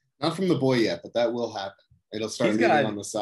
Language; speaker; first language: English; native; English